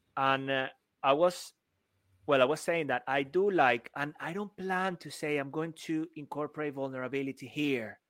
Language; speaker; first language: English; non-native, fluent; Spanish